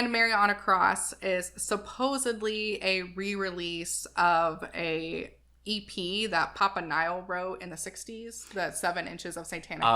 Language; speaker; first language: English; native; English